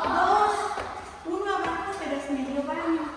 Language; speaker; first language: Spanish; native; Spanish